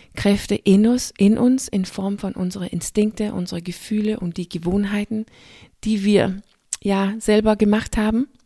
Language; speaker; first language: German; non-native, fluent; Danish